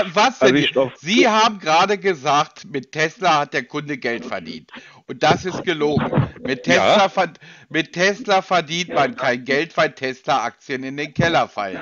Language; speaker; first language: German; native; German